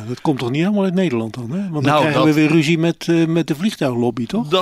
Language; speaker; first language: Dutch; native; Dutch